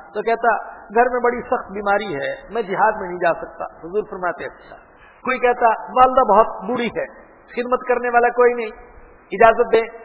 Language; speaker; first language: Urdu; non-native, local second language; Punjabi